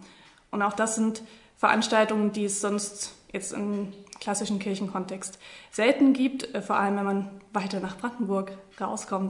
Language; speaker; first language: German; native; German